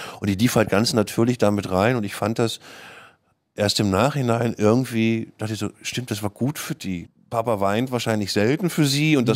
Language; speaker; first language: German; native; German